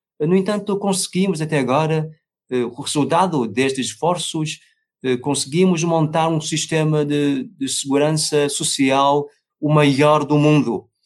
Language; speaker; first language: Portuguese; non-native, fluent; Chinese